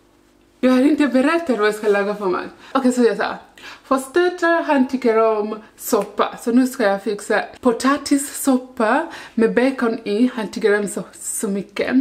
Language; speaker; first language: Swedish; non-native, learner; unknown